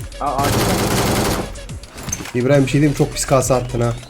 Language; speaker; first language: Turkish; native; Turkish